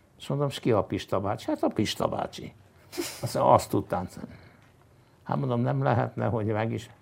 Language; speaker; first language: Hungarian; native; Hungarian